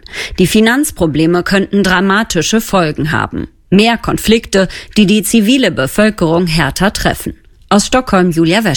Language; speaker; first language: German; native; German